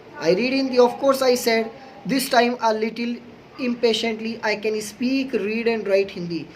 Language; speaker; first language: Hindi; native; Hindi